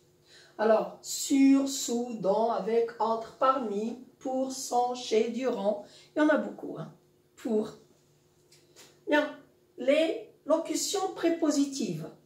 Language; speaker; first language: French; non-native, local second language; Arabic